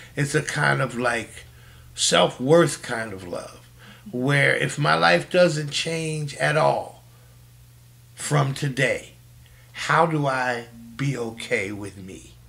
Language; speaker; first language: English; native; English